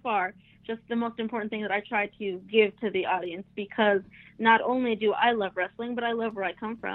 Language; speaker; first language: English; native; English